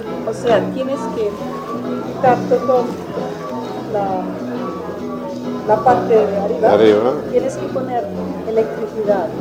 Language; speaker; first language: Spanish; non-native, fluent; German